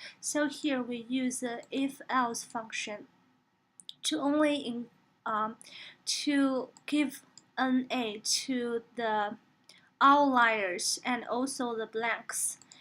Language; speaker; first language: English; non-native, fluent; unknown